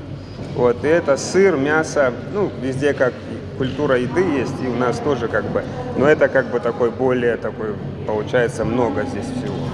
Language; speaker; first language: Russian; non-native, local second language; Adyghe